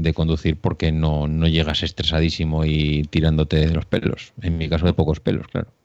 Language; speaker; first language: Spanish; non-native, fluent; Danish